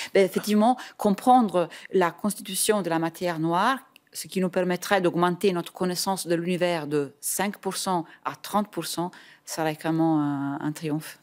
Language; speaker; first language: French; non-native, fluent; Italian